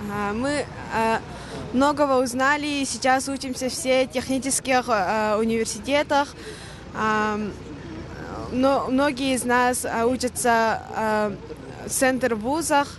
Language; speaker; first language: Russian; non-native, local second language; Yakut